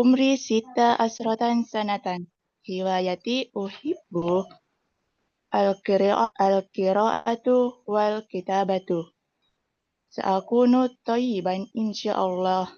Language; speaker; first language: Arabic; non-native, learner; Indonesian